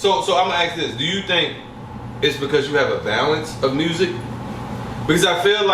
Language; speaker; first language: English; native; English